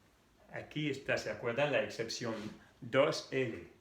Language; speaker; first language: Spanish; non-native, fluent; French